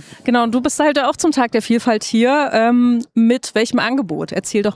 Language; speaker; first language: German; native; German